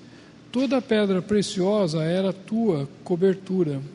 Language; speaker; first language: Portuguese; native; Portuguese